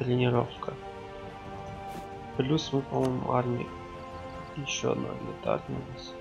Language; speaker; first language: Russian; native; Russian